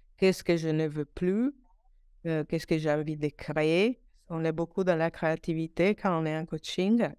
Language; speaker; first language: French; non-native, fluent; Italian